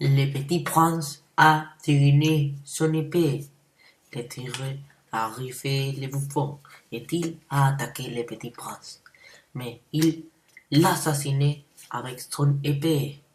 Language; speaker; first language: French; non-native, learner; Spanish